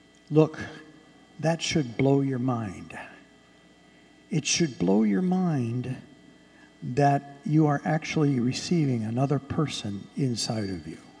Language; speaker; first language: English; early bilingual, other home language; Spanish